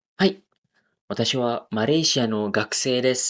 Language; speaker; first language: Japanese; non-native, learner; Malay